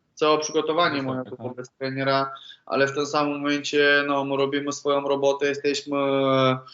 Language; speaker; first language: Polish; non-native, learner; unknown